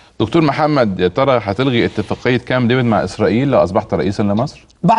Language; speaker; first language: Arabic; native; Arabic